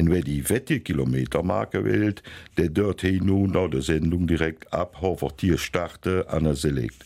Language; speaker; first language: German; native; German